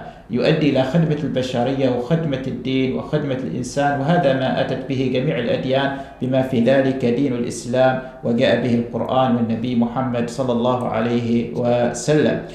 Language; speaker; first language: Arabic; native; Arabic